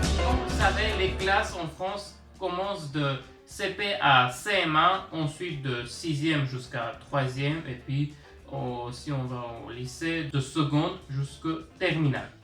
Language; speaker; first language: French; early bilingual, other home language; Armenian